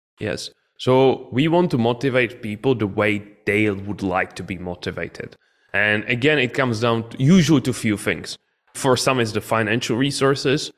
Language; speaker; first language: English; non-native, fluent; Czech